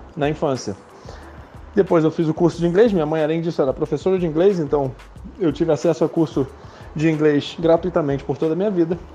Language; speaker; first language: Portuguese; non-native, local second language; Spanish